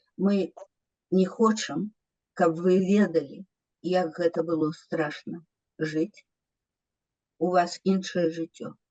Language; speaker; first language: Belarusian; non-native, local second language; Russian